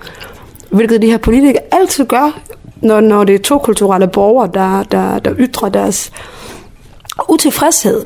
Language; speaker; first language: Danish; early bilingual, other home language; Somali